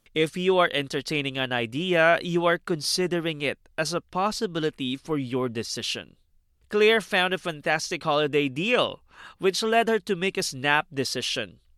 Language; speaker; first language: English; non-native, fluent; Filipino